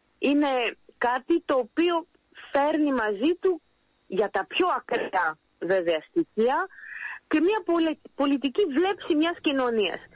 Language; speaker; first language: Greek; early bilingual, heritage; Greek